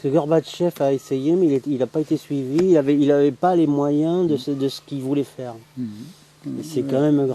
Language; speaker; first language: French; native; French